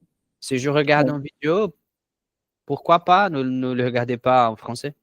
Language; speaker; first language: French; non-native, learner; Portuguese